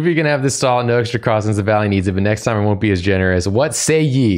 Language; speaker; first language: English; native; English